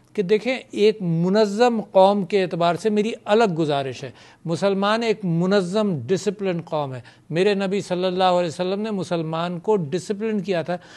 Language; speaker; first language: Urdu; native; Urdu